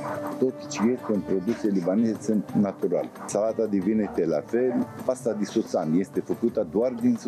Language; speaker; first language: Romanian; non-native, fluent; Arabic